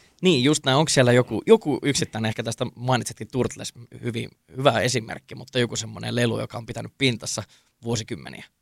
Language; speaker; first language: Finnish; native; Finnish